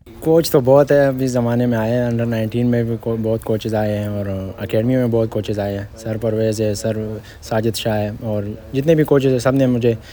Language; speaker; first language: Urdu; non-native, local second language; Pashto